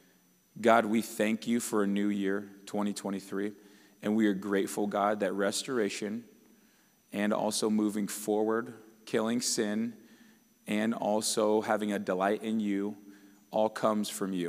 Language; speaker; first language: English; native; English